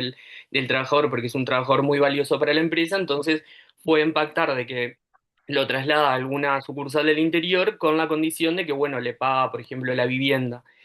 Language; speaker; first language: Spanish; native; Spanish